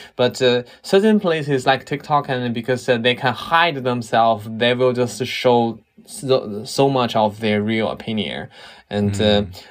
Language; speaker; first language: English; non-native, fluent; Chinese